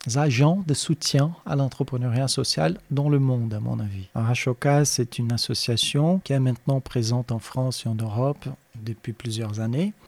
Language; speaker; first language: French; non-native, fluent; Portuguese